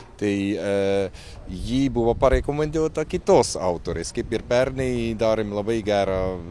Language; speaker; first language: Lithuanian; non-native, fluent; German